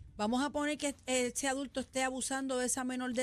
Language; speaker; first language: Spanish; native; Spanish